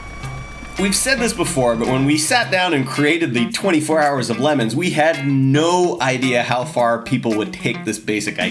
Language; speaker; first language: English; native; English